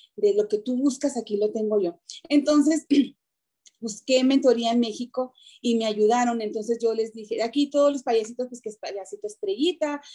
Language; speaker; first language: Spanish; native; Spanish